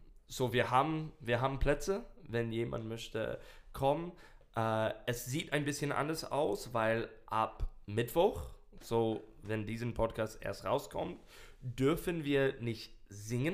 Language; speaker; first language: German; non-native, learner; English